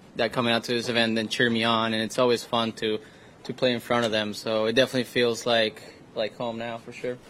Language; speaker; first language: English; non-native, fluent; Spanish